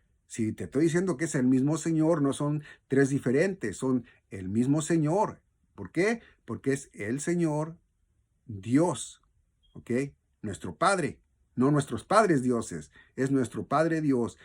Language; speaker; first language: Spanish; native; Spanish